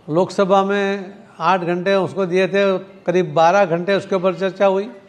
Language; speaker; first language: Hindi; non-native, local second language; Marathi